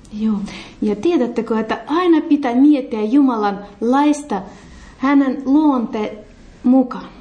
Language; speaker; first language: Finnish; non-native, learner; Russian